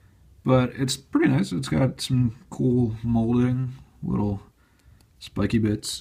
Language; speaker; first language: English; native; English